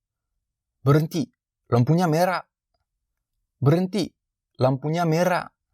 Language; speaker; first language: Indonesian; non-native, fluent; French